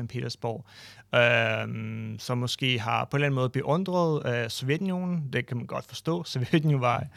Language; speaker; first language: Danish; non-native, fluent; Ukrainian